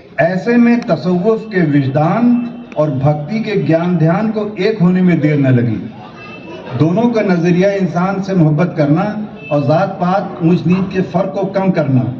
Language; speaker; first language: Urdu; native; Urdu